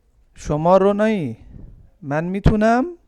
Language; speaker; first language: Persian; non-native, fluent; Urdu